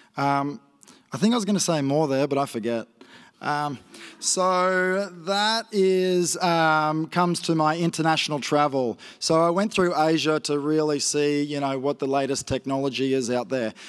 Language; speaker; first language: English; native; English